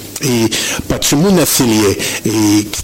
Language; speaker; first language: Russian; non-native, learner; French